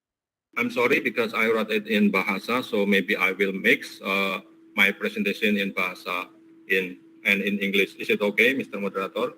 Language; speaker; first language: English; non-native, learner; Indonesian